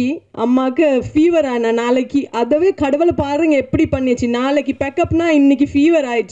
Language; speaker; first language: Tamil; non-native, fluent; Punjabi